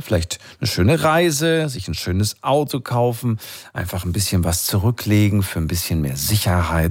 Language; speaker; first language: German; native; German